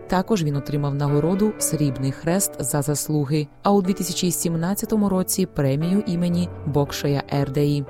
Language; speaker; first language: Ukrainian; non-native, local second language; Hungarian